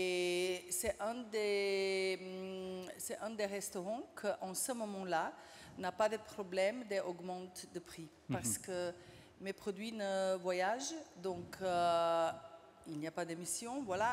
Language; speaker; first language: French; non-native, fluent; Slovenian